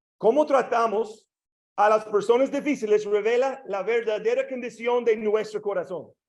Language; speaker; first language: Spanish; non-native, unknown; English